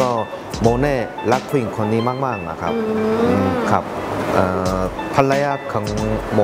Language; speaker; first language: Thai; non-native, learner; Korean